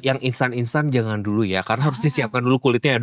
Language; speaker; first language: Indonesian; native; Indonesian